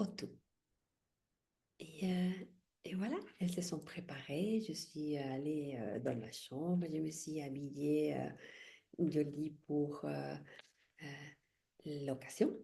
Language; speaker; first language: French; non-native, fluent; Spanish